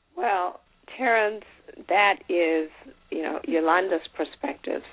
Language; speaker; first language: English; non-native, local second language; Shona